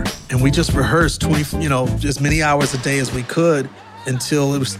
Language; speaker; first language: English; native; English